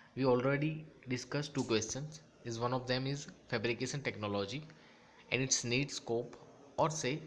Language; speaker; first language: English; non-native, local second language; Gujarati